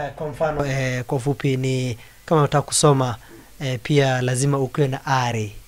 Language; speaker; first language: Swahili; non-native, local second language; Somali